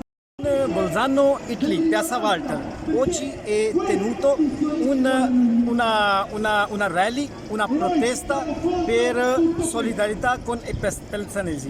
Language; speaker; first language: Italian; non-native, learner; Urdu